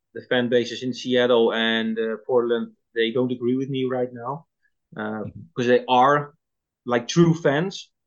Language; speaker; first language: English; non-native, fluent; Dutch